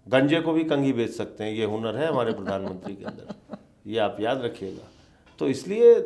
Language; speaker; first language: Hindi; native; Hindi